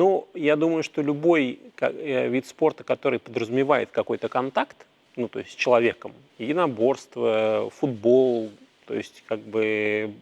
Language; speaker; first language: Russian; native; Russian